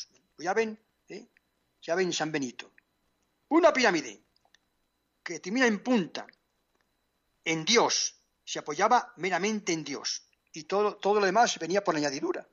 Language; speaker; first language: Spanish; native; Spanish